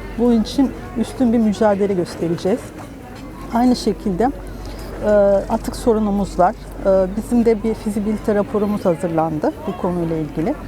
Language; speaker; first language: Turkish; native; Turkish